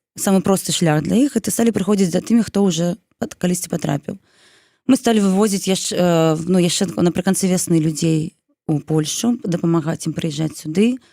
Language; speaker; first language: Belarusian; non-native, local second language; Russian